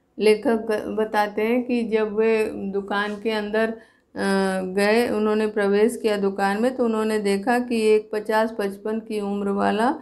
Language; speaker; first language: Hindi; native; Hindi